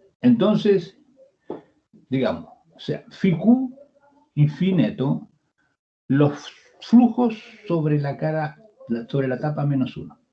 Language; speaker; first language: Spanish; native; Spanish